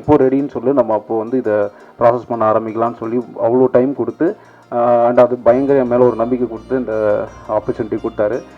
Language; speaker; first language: Tamil; native; Tamil